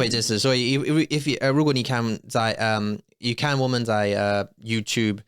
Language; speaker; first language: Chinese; non-native, learner; English